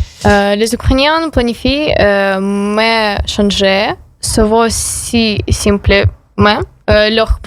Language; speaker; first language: French; non-native, learner; Ukrainian